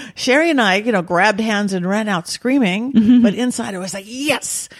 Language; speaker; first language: English; native; English